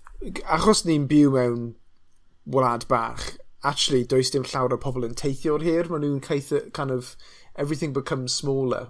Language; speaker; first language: Welsh; non-native, local second language; English